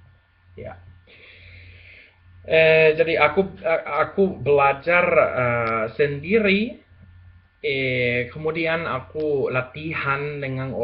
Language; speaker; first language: Indonesian; non-native, learner; Spanish